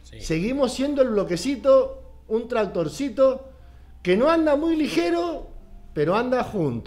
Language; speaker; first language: Spanish; native; Spanish